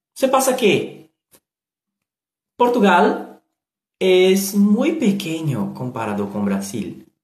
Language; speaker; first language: Spanish; non-native, learner; Portuguese